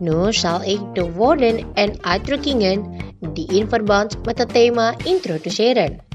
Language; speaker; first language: Dutch; non-native, learner; Indonesian